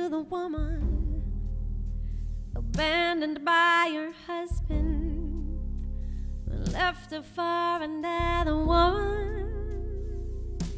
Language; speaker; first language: English; native; English